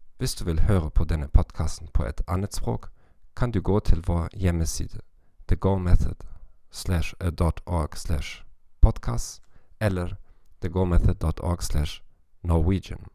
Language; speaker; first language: Norwegian; non-native, learner; German